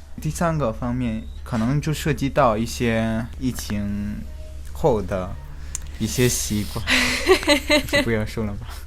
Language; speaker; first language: Chinese; non-native, fluent; Spanish